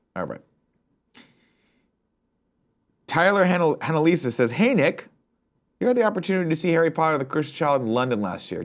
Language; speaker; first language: English; native; English